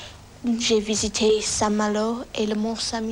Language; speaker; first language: French; non-native, learner; English